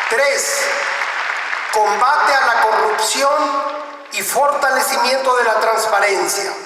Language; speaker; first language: Spanish; native; Spanish